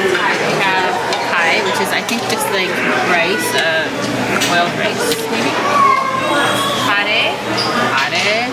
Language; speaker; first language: English; native; English